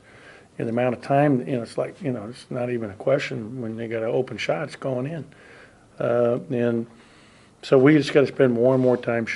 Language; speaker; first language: English; native; English